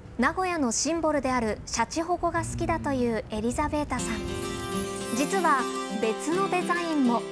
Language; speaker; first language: Japanese; native; Japanese